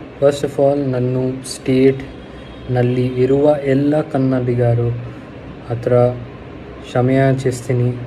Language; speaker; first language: Kannada; non-native, learner; Hindi